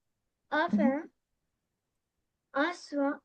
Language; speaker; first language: French; non-native, learner; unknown